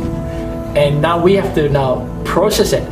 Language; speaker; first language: English; native; English